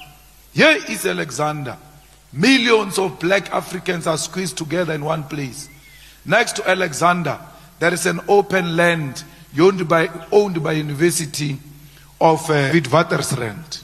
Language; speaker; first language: English; non-native, local second language; Northern Sotho